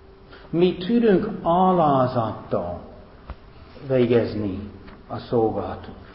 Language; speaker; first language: Hungarian; non-native, fluent; English